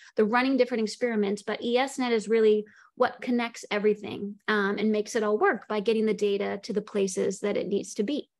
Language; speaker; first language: English; native; English